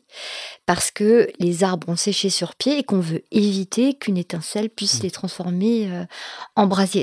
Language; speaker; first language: French; native; French